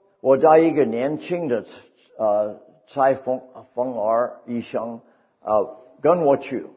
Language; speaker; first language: Chinese; non-native, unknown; English